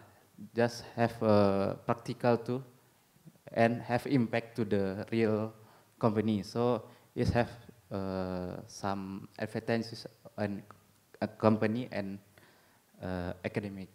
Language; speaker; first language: English; non-native, learner; Indonesian